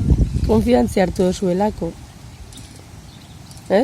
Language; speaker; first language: Basque; native; Basque